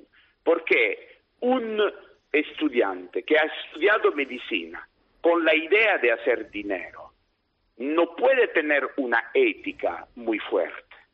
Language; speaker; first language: Spanish; non-native, fluent; Italian